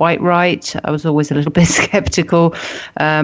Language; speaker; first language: English; native; English